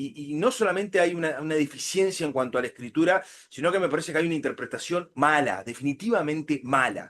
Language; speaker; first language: Spanish; native; Spanish